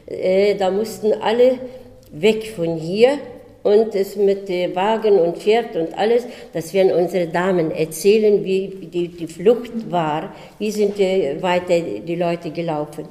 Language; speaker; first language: German; early bilingual, heritage; German